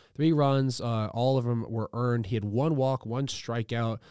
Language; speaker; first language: English; native; English